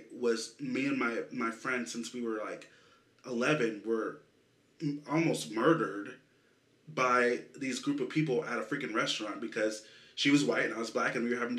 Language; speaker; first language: English; native; English